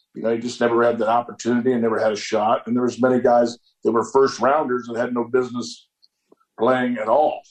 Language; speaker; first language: English; native; English